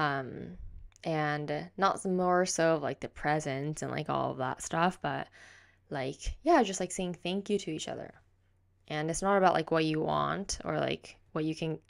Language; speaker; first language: English; native; English